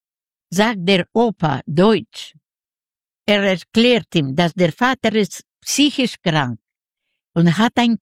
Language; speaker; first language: German; non-native, fluent; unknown